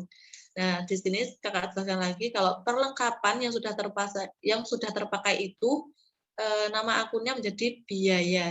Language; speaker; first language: Indonesian; native; Indonesian